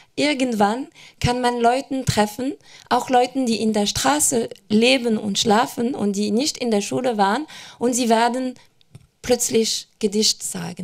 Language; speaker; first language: German; non-native, fluent; French